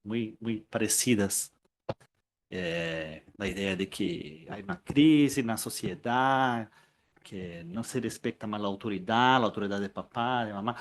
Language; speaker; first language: Spanish; non-native, learner; Portuguese